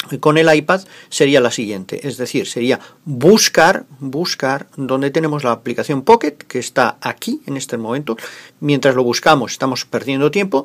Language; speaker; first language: Spanish; native; Spanish